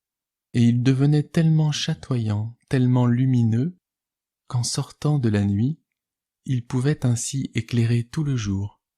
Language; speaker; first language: French; native; French